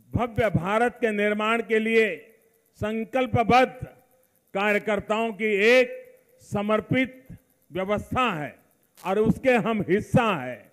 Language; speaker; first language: Hindi; non-native, local second language; Gujarati